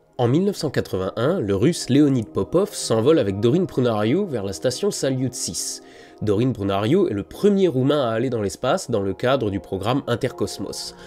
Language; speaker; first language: French; native; French